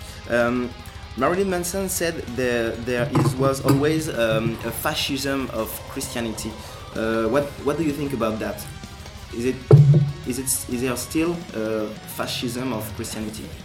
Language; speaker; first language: English; non-native, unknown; French